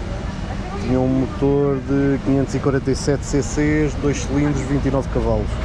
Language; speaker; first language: Portuguese; native; Portuguese